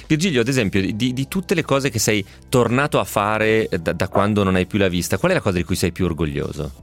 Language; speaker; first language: Italian; native; Italian